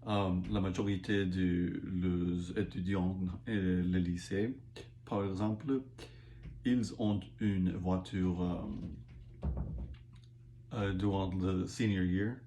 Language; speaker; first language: French; non-native, learner; English